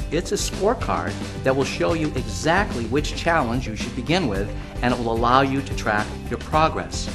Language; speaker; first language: English; native; English